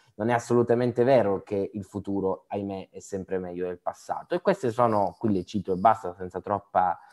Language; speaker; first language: Italian; native; Italian